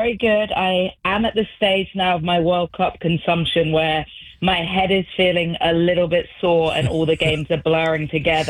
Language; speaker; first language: English; native; English